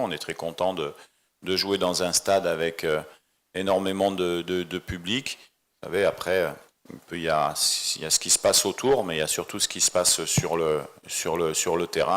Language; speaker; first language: French; native; French